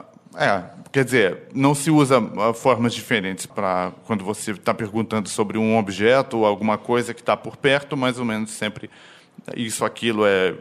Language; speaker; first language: Portuguese; non-native, fluent; Russian